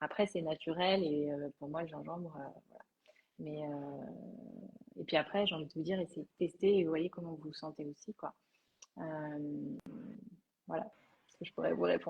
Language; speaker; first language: French; native; French